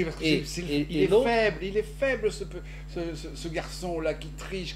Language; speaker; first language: French; native; French